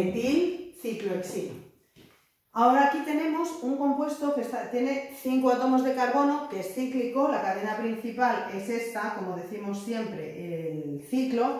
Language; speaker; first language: Spanish; native; Spanish